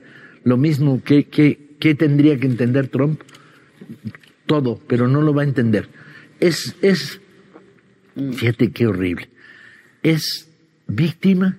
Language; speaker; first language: Spanish; native; Spanish